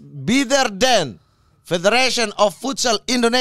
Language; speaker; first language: English; non-native, learner; Indonesian